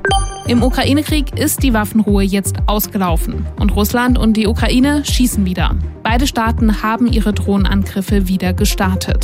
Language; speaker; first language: German; native; German